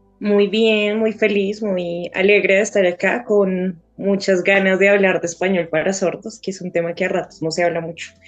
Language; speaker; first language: Spanish; native; Spanish